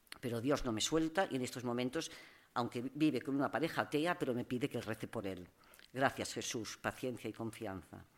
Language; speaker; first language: Spanish; non-native, local second language; Catalan